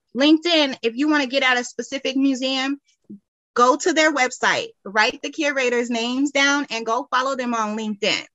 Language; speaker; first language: English; native; English